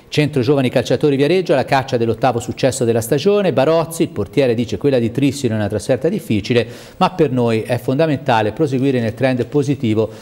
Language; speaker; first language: Italian; native; Italian